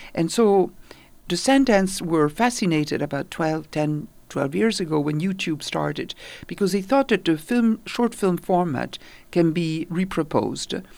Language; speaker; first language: English; non-native, fluent; Italian